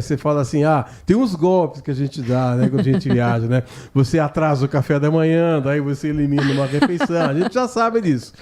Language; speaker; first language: Portuguese; native; Portuguese